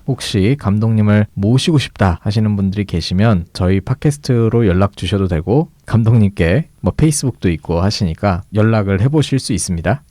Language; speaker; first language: Korean; native; Korean